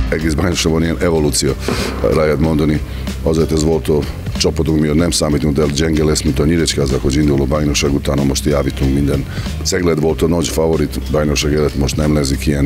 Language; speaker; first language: Hungarian; non-native, fluent; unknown